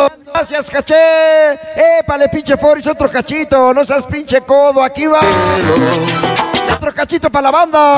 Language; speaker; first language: Spanish; native; Spanish